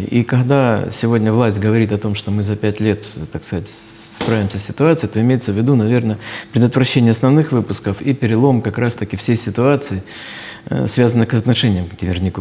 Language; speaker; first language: Russian; native; Russian